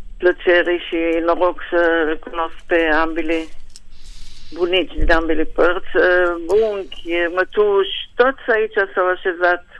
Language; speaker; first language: Romanian; early bilingual, heritage; Hebrew